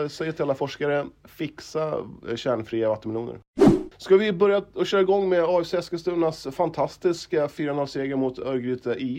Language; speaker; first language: Swedish; native; Swedish